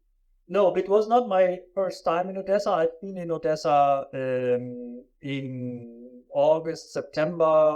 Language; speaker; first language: English; non-native, fluent; German